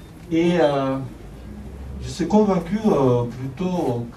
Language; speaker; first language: French; non-native, fluent; Japanese